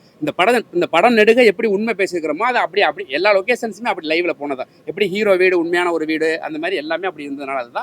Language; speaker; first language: Tamil; native; Tamil